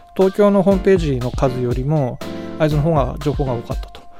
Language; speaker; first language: Japanese; native; Japanese